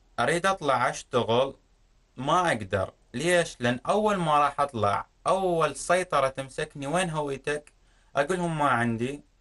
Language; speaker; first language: Arabic; native; Arabic